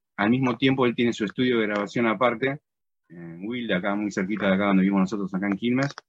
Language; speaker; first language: Spanish; native; Spanish